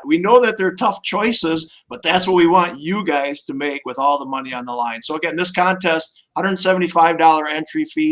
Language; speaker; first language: English; native; English